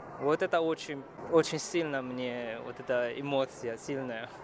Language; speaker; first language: Russian; non-native, fluent; Chinese